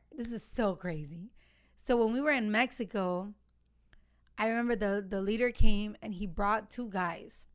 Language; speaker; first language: English; early bilingual, other home language; Spanish